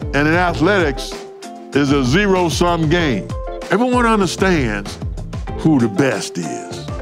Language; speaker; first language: English; native; English